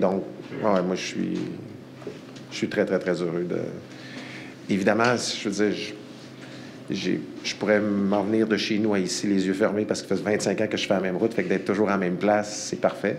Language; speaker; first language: French; native; French